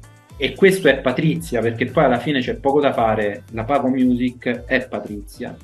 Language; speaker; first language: Italian; native; Italian